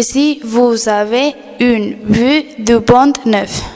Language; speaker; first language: French; non-native, learner; Spanish